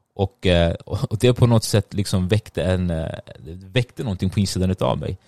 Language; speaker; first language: Swedish; early bilingual, other home language; Tigrinya